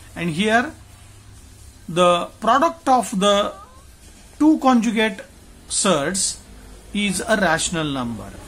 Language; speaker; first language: English; non-native, local second language; Marathi